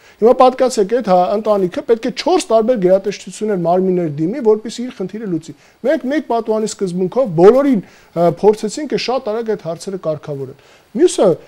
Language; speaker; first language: Armenian; native; Armenian